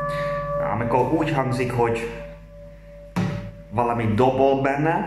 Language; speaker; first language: Hungarian; non-native, learner; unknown